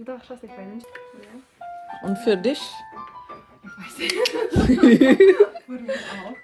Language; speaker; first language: German; non-native, learner; Telugu